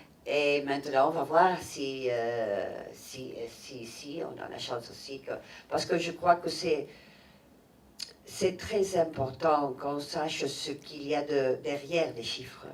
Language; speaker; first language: French; non-native, fluent; Catalan